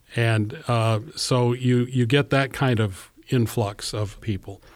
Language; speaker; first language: English; native; English